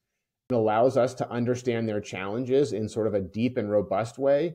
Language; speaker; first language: English; native; English